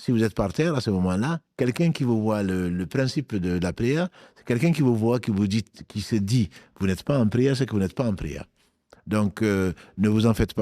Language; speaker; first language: French; native; French